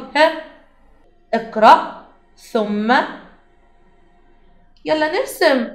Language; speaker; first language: Arabic; native; Arabic